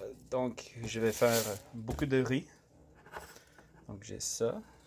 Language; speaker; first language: French; non-native, fluent; English